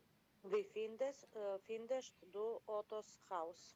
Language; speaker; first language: German; non-native, learner; Macedonian